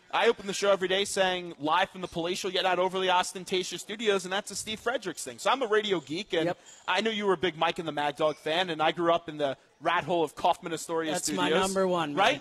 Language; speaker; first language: English; native; English